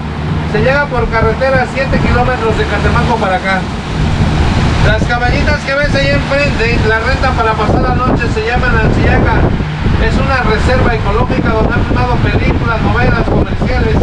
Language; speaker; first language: Spanish; native; Spanish